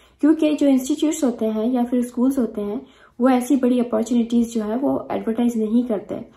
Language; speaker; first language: Hindi; native; Hindi